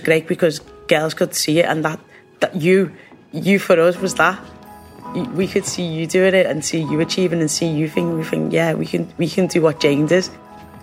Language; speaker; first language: English; native; English